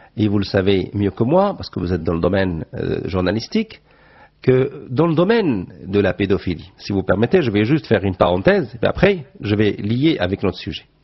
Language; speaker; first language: French; non-native, local second language; Arabic